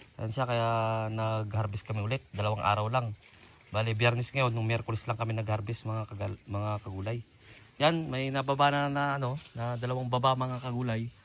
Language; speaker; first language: Filipino; native; Filipino